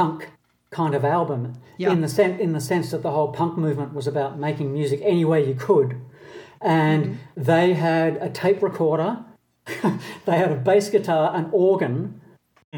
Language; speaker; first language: English; native; English